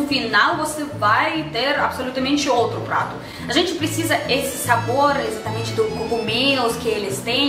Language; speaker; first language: Portuguese; non-native, fluent; Russian